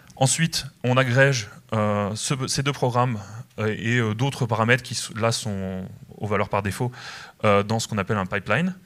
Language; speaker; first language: French; native; French